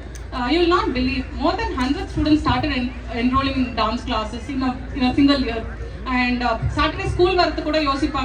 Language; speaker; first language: Tamil; native; Tamil